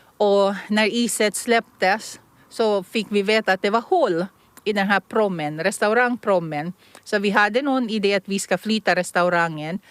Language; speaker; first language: Swedish; non-native, fluent; Filipino